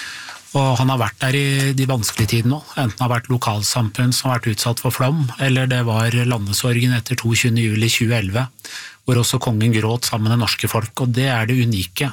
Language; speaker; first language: Norwegian; native; Norwegian